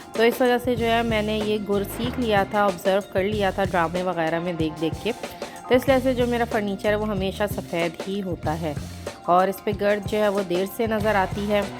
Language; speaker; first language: Urdu; native; Urdu